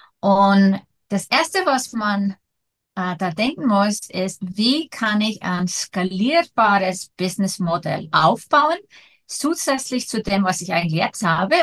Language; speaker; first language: German; non-native, fluent; Icelandic